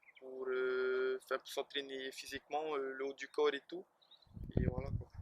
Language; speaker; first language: French; native; French